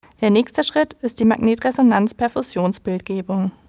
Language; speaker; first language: German; native; German